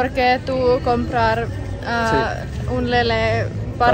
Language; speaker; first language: Spanish; non-native, learner; Finnish